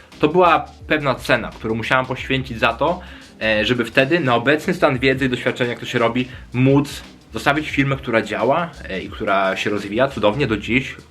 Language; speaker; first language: Polish; native; Polish